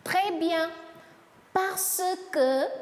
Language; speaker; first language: French; non-native, fluent; Portuguese